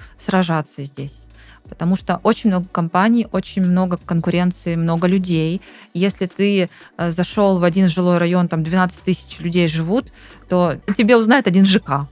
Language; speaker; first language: Russian; native; Russian